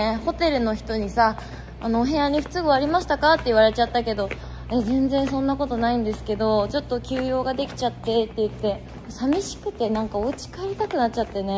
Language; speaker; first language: Japanese; native; Japanese